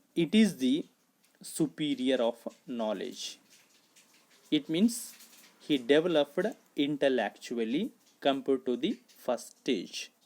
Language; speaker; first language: English; non-native, local second language; Kannada